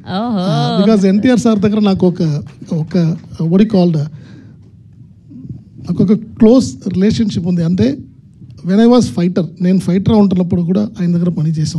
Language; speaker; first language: Telugu; non-native, learner; Tamil